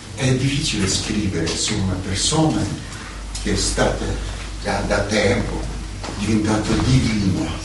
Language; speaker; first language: Italian; non-native, fluent; Russian